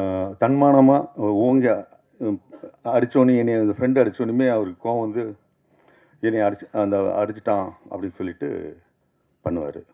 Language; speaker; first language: Tamil; native; Tamil